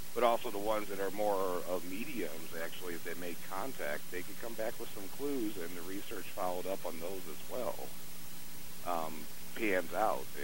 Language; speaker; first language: English; native; English